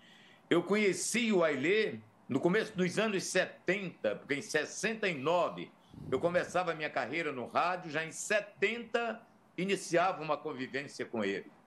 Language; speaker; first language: Portuguese; native; Portuguese